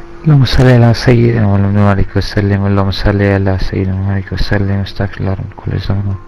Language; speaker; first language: Urdu; native; Urdu